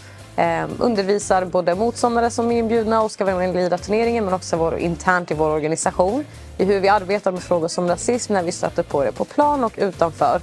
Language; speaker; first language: Swedish; native; Swedish